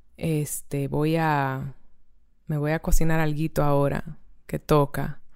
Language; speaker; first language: Spanish; native; Spanish